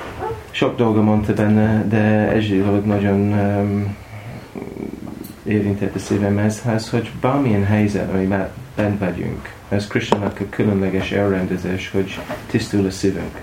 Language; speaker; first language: Hungarian; non-native, learner; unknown